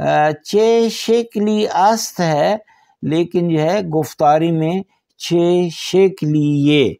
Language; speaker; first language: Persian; non-native, fluent; Urdu